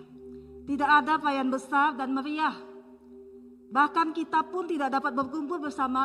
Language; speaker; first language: Malay; native; Malay